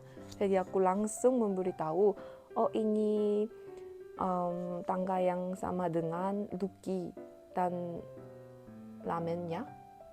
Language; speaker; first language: Indonesian; non-native, learner; Korean